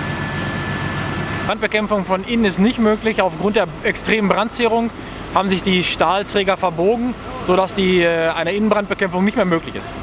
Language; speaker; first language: German; native; German